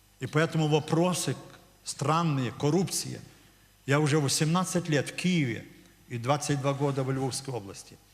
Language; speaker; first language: Russian; non-native, local second language; Ukrainian